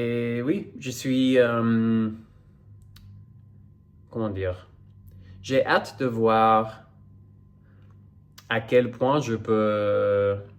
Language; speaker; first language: French; non-native, fluent; English